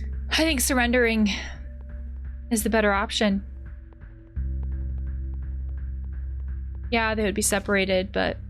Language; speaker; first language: English; native; English